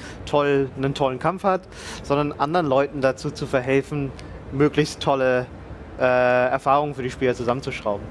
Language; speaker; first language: German; native; German